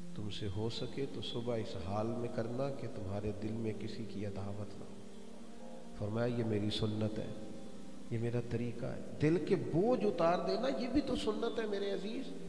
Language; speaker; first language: Urdu; non-native, local second language; Punjabi